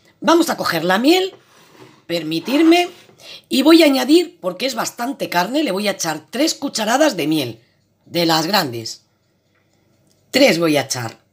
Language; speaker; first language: Spanish; native; Spanish